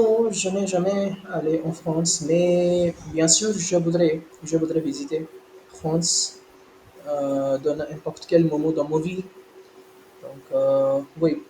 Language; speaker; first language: French; non-native, learner; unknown